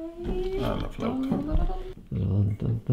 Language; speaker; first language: Spanish; native; Spanish